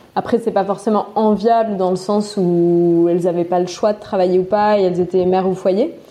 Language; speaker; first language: French; native; French